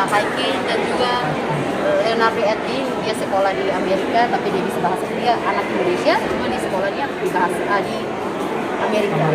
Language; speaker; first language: Indonesian; non-native, fluent; Tetum